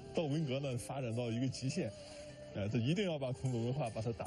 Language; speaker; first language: Chinese; native; Chinese